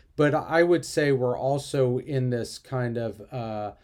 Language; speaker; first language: English; native; English